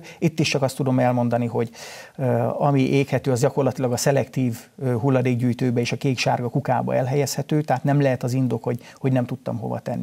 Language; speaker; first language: Hungarian; native; Hungarian